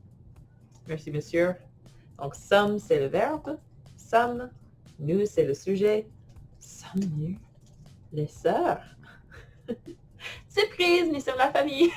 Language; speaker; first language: French; non-native, fluent; English